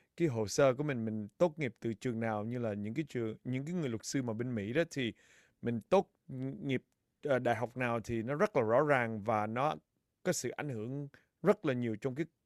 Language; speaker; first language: Vietnamese; early bilingual, heritage; Vietnamese